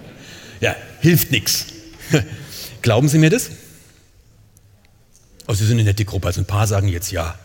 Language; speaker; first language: German; native; German